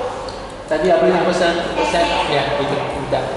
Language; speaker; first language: Indonesian; non-native, learner; Korean